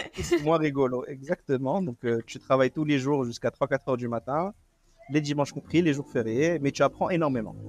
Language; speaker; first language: French; non-native, local second language; Arabic